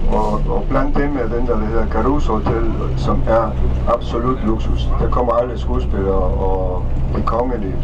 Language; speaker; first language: Danish; non-native, fluent; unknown